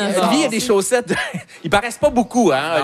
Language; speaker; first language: French; native; French